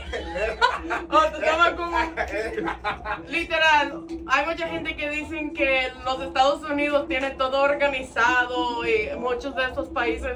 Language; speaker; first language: Spanish; non-native, fluent; English